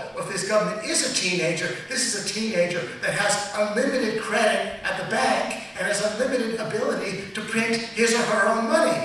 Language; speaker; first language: English; native; English